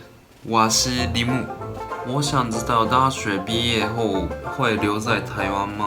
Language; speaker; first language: Chinese; non-native, fluent; Japanese